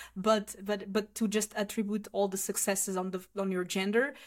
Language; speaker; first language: English; non-native, fluent; Portuguese